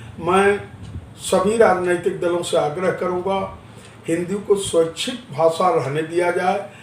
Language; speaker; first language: Hindi; non-native, local second language; Marathi